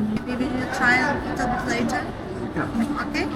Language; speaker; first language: English; non-native, learner; Russian